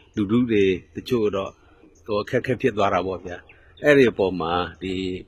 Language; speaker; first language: Burmese; non-native, local second language; Mon